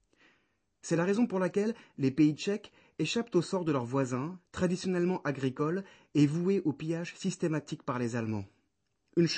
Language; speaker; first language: French; native; French